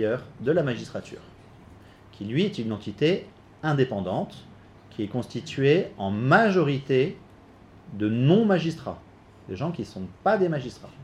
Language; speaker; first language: French; native; French